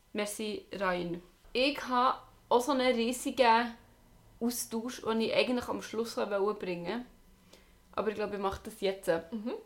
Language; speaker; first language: German; native; German